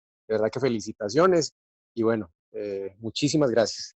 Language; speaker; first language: Spanish; native; Spanish